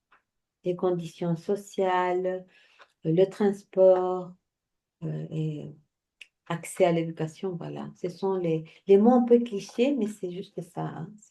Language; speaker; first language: French; non-native, fluent; Spanish